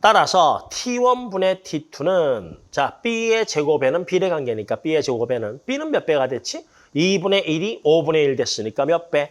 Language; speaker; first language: Korean; native; Korean